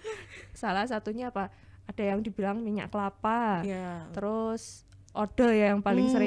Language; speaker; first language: Indonesian; native; Indonesian